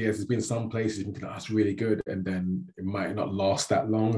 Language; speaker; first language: English; native; English